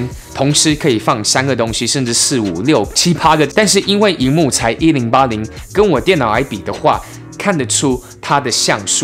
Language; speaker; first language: Chinese; early bilingual, heritage; English